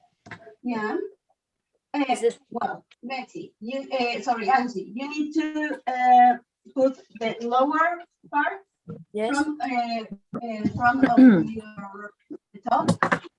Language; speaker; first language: English; non-native, learner; Spanish